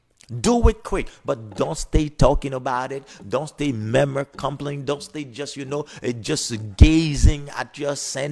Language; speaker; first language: English; non-native, fluent; Haitian Creole